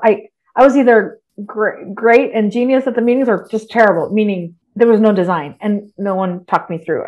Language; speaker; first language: English; early bilingual, other home language; Spanish